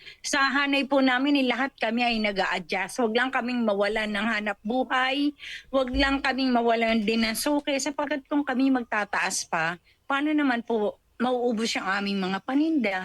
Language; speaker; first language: Filipino; native; Filipino